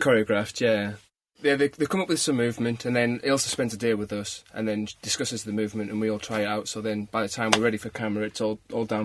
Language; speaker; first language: English; native; English